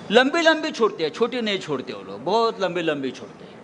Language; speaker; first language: Hindi; non-native, local second language; Marathi